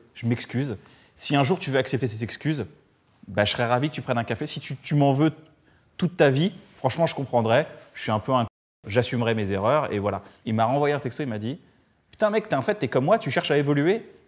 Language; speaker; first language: French; native; French